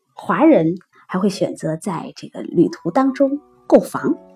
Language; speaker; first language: Chinese; native; Chinese